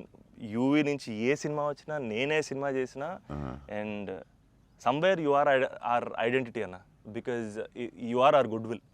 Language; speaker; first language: Telugu; native; Telugu